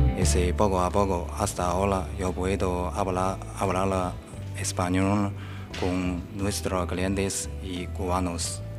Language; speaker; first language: Spanish; non-native, learner; Chinese